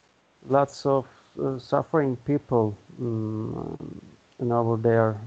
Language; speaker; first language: English; non-native, learner; Turkish